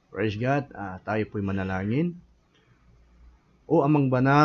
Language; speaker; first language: Filipino; native; Filipino